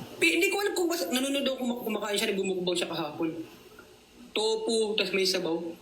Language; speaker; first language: Filipino; native; Filipino